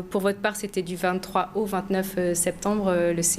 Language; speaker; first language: French; native; French